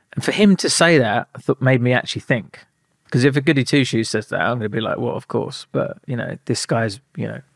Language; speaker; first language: English; native; English